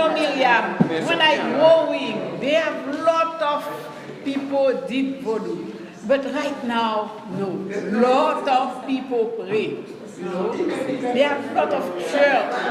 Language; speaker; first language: English; non-native, learner; Haitian Creole